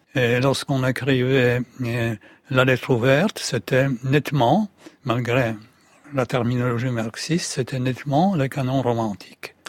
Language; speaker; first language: French; non-native, fluent; Russian